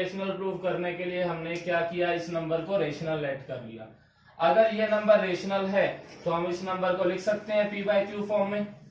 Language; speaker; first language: Hindi; native; Hindi